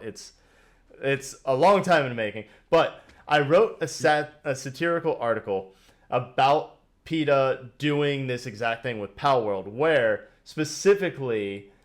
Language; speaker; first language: English; native; English